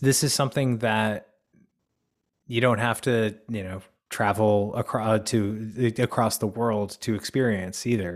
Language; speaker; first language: English; native; English